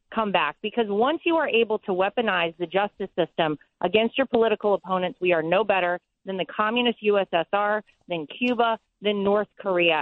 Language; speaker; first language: English; native; English